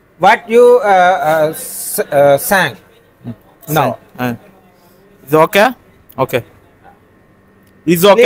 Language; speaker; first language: English; non-native, learner; Urdu